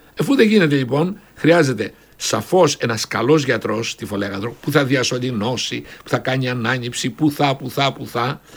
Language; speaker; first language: Greek; native; Greek